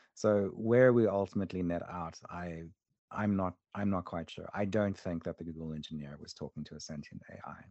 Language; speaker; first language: English; native; English